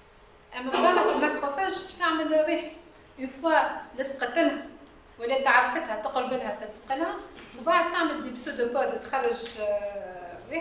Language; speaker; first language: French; non-native, local second language; Arabic